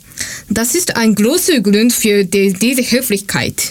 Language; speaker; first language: German; non-native, fluent; Japanese